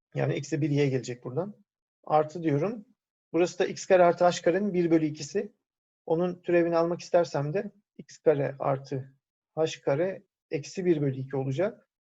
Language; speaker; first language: Turkish; native; Turkish